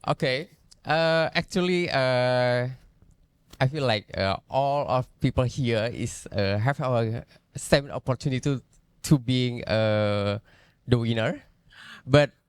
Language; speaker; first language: English; non-native, learner; Indonesian